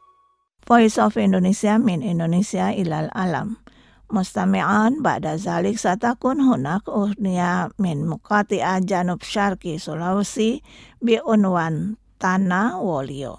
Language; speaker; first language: Arabic; non-native, fluent; Indonesian